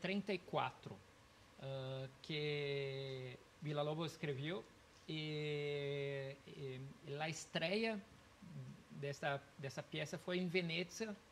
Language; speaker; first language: Spanish; non-native, learner; Portuguese